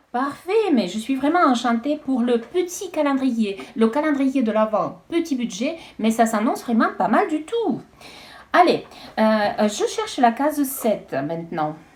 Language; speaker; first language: French; non-native, fluent; Russian